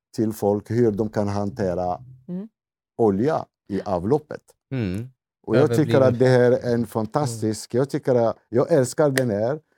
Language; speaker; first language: Swedish; non-native, fluent; Arabic